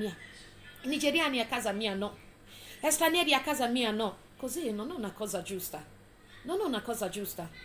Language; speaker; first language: Italian; non-native, fluent; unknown